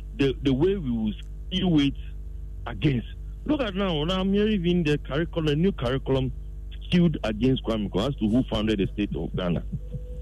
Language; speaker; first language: English; non-native, local second language; Akan